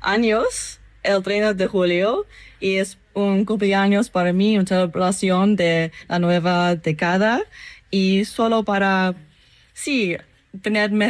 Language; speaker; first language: Spanish; non-native, fluent; English